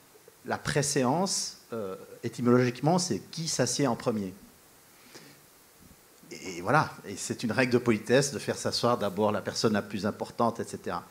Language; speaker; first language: French; native; French